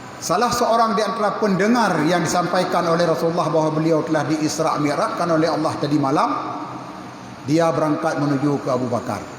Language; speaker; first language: Malay; non-native, local second language; Achinese